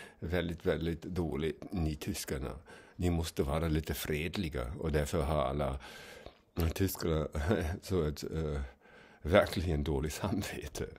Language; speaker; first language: Swedish; non-native, fluent; German